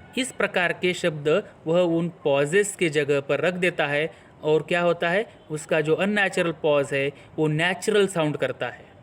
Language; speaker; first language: Hindi; non-native, local second language; Marathi